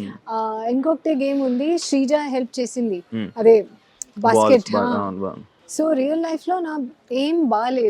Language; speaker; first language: Telugu; non-native, learner; Hindi